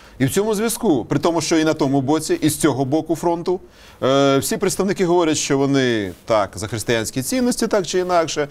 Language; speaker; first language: Ukrainian; native; Ukrainian